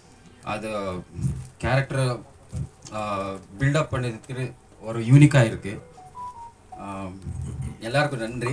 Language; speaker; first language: Tamil; non-native, learner; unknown